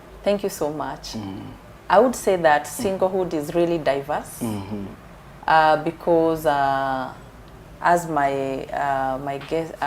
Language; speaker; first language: English; non-native, local second language; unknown